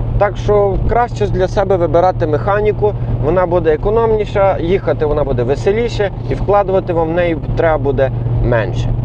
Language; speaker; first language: Ukrainian; native; Ukrainian